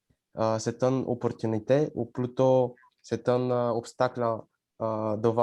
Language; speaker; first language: French; non-native, learner; Bulgarian